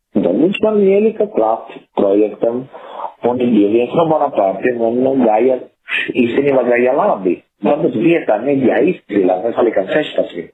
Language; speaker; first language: Latvian; non-native, fluent; Italian